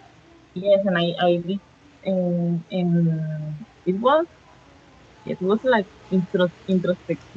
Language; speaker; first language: English; non-native, learner; Spanish